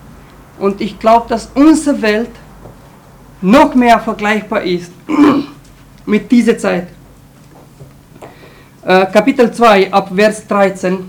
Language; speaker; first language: German; non-native, fluent; Romanian